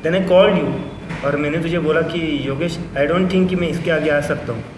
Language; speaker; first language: Hindi; non-native, local second language; Marathi